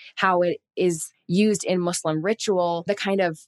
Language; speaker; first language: English; native; English